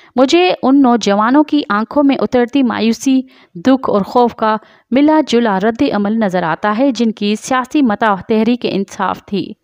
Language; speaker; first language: Urdu; non-native, local second language; Sindhi